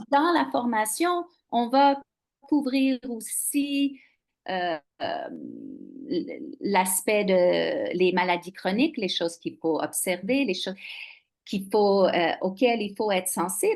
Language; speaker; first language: French; non-native, local second language; English